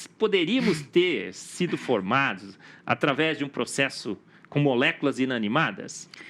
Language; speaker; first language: Portuguese; native; Portuguese